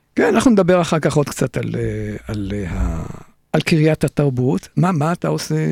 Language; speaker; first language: Hebrew; native; Hebrew